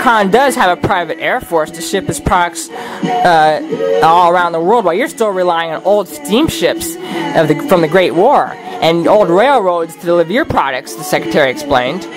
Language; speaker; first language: English; native; English